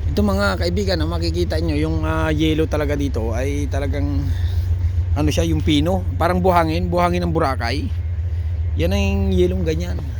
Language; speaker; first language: Filipino; native; Filipino